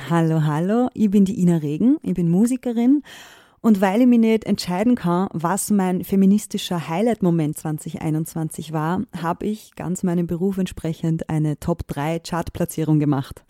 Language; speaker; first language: German; native; German